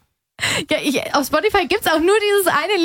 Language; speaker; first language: German; native; German